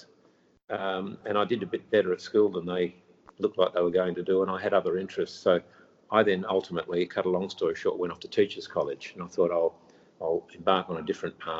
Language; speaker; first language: English; native; English